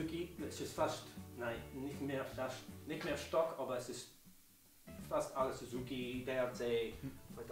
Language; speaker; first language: German; non-native, learner; English